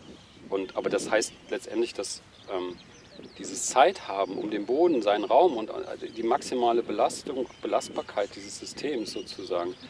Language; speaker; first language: German; native; German